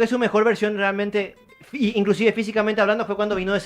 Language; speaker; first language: Spanish; native; Spanish